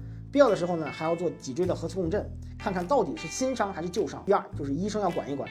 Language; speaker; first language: Chinese; native; Chinese